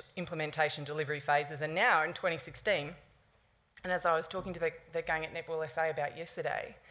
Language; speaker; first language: English; native; English